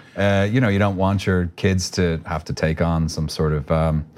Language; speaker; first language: English; native; English